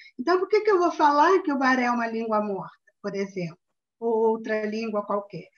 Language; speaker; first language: Portuguese; native; Portuguese